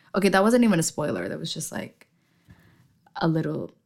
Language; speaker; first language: English; non-native, fluent; Indonesian